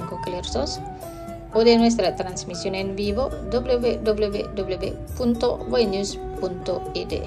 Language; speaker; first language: Spanish; non-native, fluent; Indonesian